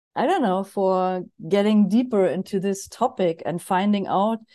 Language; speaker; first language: English; non-native, fluent; German